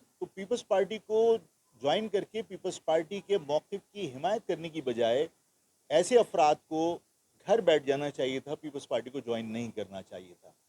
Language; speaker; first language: Urdu; native; Urdu